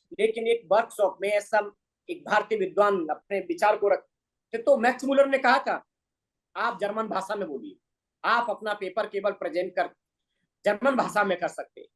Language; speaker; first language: Hindi; native; Hindi